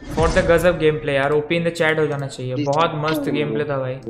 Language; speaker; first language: Hindi; non-native, local second language; Bangla